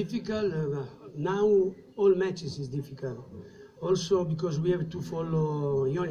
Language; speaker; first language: English; non-native, learner; Italian